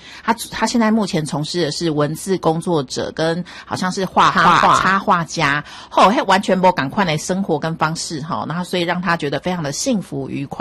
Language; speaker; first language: Chinese; native; Chinese